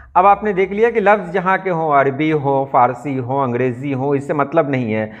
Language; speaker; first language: Urdu; native; Urdu